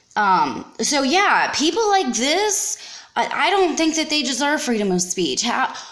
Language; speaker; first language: English; native; English